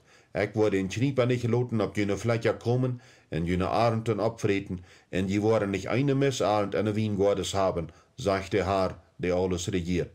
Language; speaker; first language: German; early bilingual, heritage; Plautdietsch